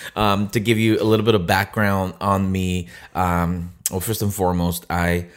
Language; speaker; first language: English; non-native, fluent; Spanish